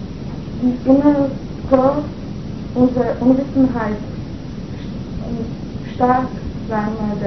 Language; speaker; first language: German; non-native, fluent; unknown